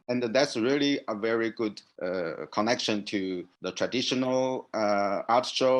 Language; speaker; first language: English; non-native, learner; Chinese